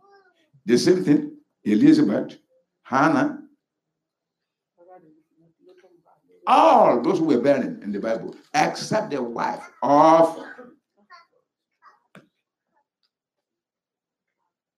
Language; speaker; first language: English; non-native, local second language; Yoruba